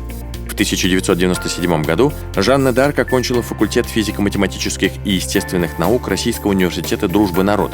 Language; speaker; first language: Russian; native; Russian